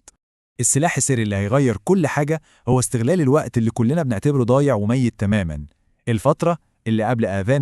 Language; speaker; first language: Arabic; native; Arabic